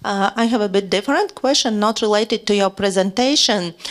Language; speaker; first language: English; non-native, fluent; Latvian